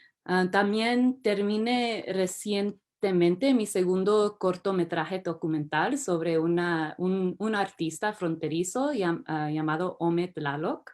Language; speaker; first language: Spanish; early bilingual, heritage; English